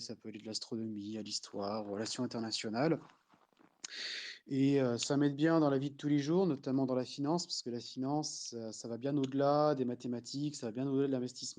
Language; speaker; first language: French; native; French